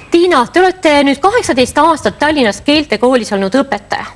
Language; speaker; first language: Estonian; native; Estonian